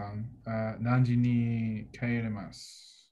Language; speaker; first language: Japanese; non-native, learner; English